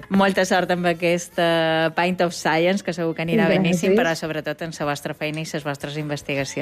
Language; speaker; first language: Catalan; native; Catalan